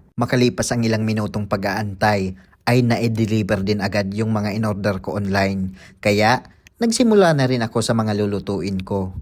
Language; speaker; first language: Filipino; native; Filipino